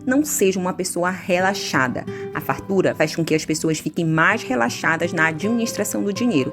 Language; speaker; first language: Portuguese; native; Portuguese